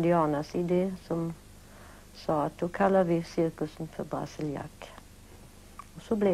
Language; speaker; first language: Swedish; early bilingual, other home language; German